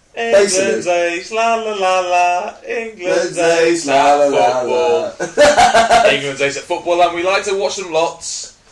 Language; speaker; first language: English; native; English